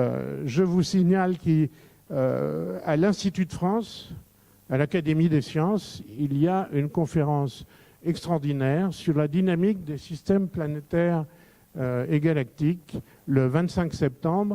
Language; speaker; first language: French; native; French